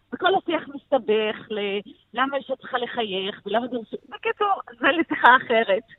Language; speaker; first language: Hebrew; non-native, local second language; Arabic